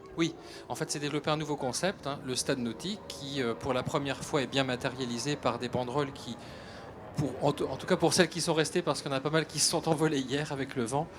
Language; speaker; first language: French; native; French